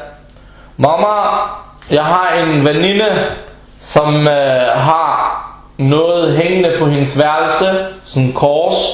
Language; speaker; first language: Danish; non-native, fluent; Arabic